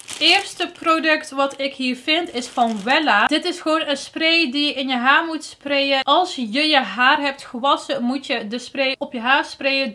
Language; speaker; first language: Dutch; early bilingual, other home language; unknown